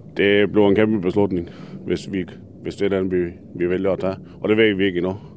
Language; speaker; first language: Danish; native; Danish